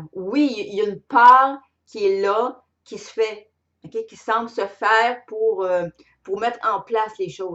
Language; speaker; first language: French; native; French